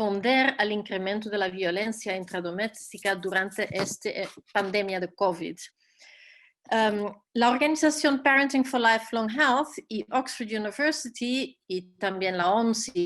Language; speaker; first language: Spanish; non-native, fluent; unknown